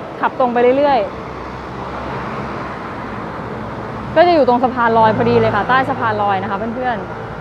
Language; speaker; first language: Thai; native; Thai